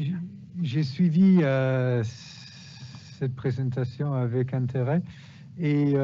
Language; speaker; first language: French; non-native, fluent; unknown